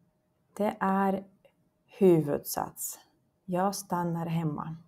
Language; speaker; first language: Swedish; non-native, fluent; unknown